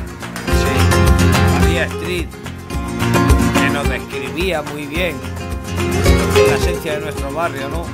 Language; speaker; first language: Spanish; native; Spanish